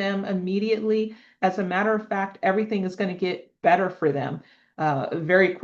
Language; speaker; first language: English; native; English